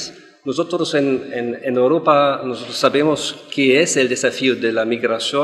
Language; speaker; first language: Spanish; non-native, fluent; German